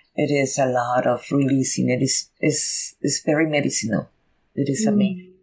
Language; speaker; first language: English; non-native, fluent; Spanish